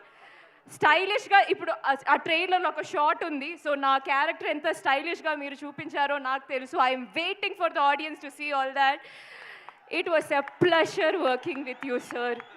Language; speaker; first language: Telugu; non-native, fluent; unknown